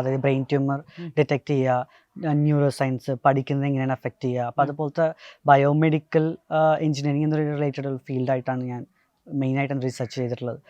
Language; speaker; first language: Malayalam; non-native, local second language; Tamil